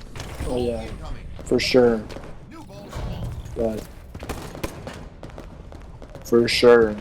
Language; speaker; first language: English; native; English